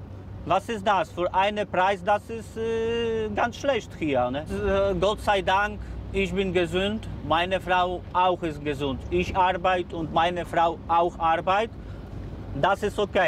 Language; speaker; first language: German; non-native, learner; Polish